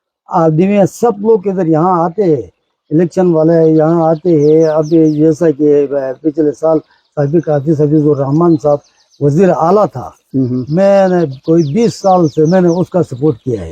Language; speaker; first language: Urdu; non-native, local second language; Shina